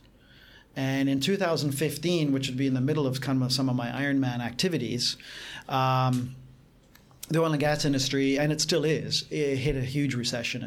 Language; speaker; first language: English; native; English